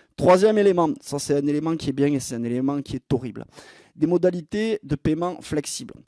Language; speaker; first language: French; native; French